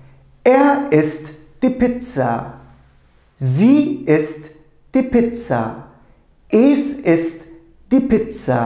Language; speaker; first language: German; non-native, fluent; Turkish